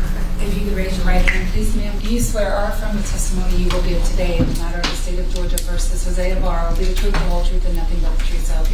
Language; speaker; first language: English; native; English